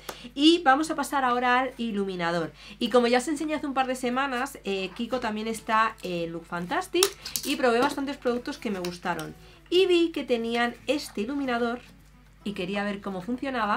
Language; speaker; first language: Spanish; native; Spanish